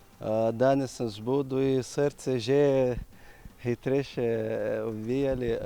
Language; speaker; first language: Slovenian; non-native, learner; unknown